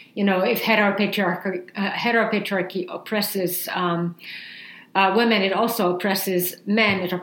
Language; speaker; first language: English; non-native, fluent; Finnish